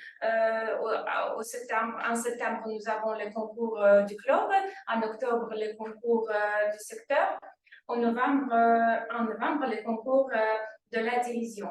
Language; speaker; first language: French; non-native, fluent; Russian